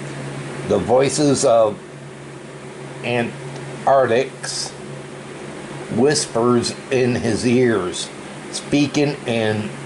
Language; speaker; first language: English; native; English